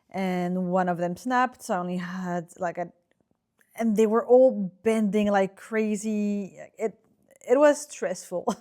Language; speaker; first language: English; non-native, fluent; French